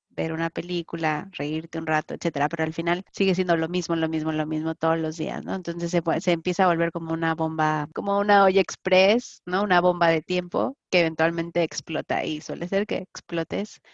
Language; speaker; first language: Spanish; native; Spanish